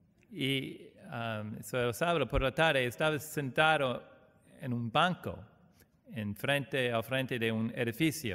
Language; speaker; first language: Spanish; non-native, learner; English